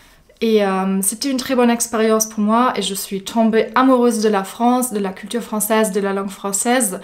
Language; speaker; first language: French; non-native, fluent; German